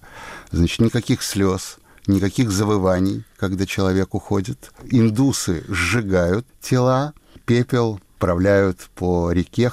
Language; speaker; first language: Russian; native; Russian